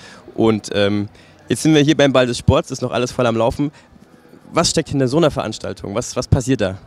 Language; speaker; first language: German; native; German